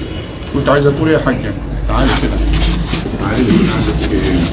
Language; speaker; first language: Arabic; native; Arabic